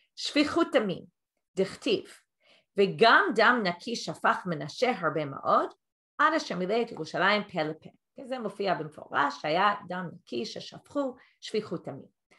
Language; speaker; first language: Hebrew; non-native, fluent; English